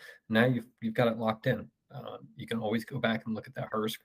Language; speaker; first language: English; native; English